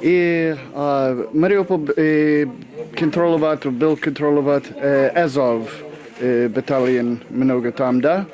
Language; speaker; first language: Russian; non-native, learner; English